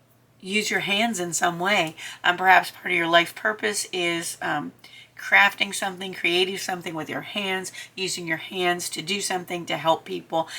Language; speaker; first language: English; native; English